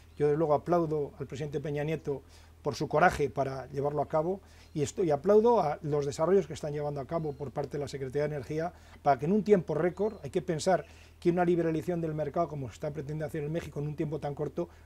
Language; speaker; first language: Spanish; native; Spanish